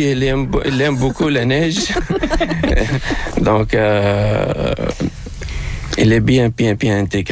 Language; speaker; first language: French; non-native, local second language; Arabic